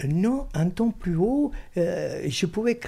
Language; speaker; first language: French; non-native, fluent; Italian